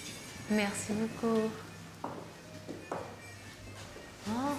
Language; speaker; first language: French; non-native, learner; Japanese